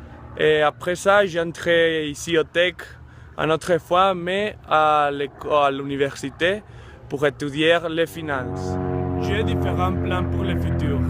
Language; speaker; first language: French; non-native, learner; Spanish